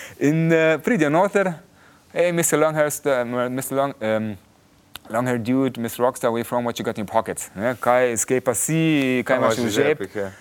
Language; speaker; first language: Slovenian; early bilingual, heritage; Slovenian